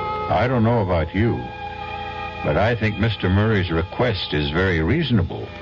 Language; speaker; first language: English; native; English